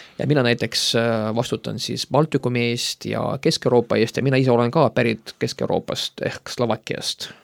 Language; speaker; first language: Estonian; non-native, local second language; Russian